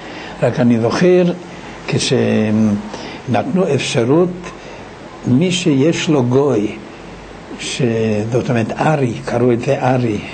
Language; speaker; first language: Hebrew; non-native, fluent; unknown